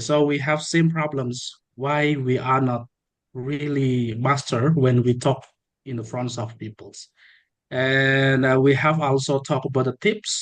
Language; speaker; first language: English; non-native, learner; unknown